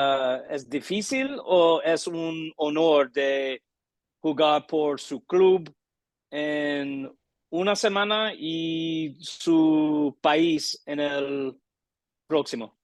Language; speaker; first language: Spanish; non-native, learner; English